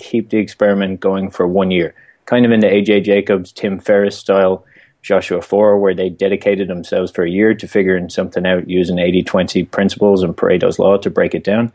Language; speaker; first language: English; native; English